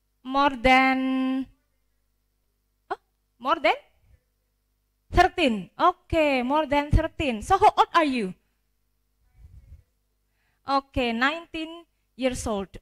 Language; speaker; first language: English; non-native, fluent; Indonesian